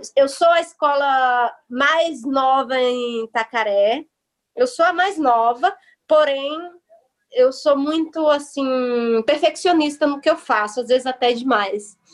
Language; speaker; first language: Portuguese; native; Portuguese